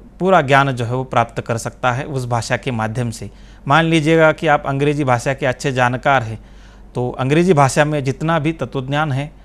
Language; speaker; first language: Hindi; non-native, local second language; Marathi